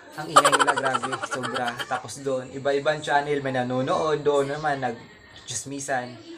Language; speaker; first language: Filipino; non-native, local second language; Cebuano